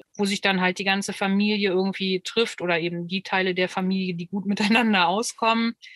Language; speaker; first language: German; native; German